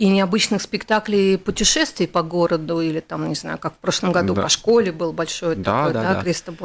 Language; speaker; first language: Russian; native; Russian